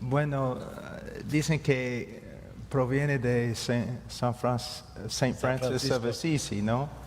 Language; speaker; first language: Spanish; non-native, fluent; English